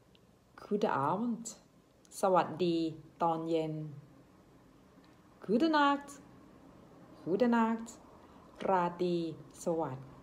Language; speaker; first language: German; non-native, learner; Thai